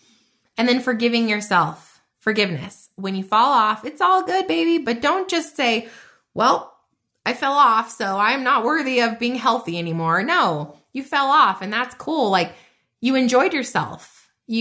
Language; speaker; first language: English; native; English